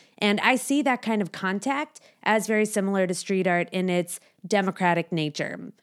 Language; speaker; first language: English; native; English